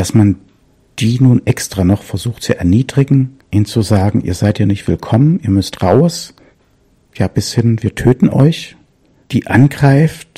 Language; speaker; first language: German; native; German